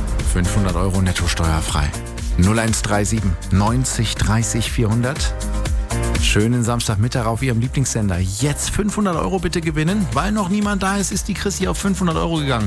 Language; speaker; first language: German; native; German